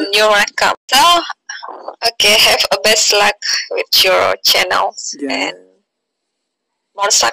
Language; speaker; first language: English; non-native, learner; Indonesian